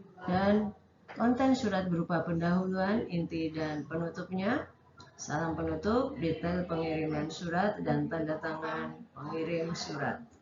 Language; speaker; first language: Indonesian; native; Indonesian